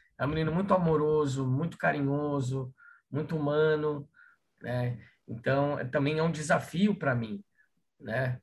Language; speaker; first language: Portuguese; native; Portuguese